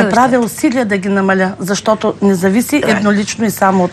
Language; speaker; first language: Bulgarian; native; Bulgarian